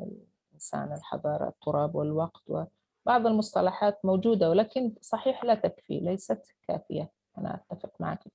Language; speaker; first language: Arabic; non-native, fluent; Indonesian